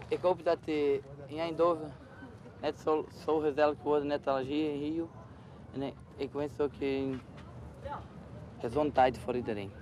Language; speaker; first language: Dutch; non-native, learner; Portuguese